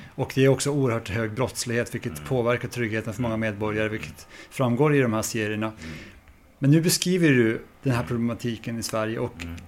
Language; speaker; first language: Swedish; native; Swedish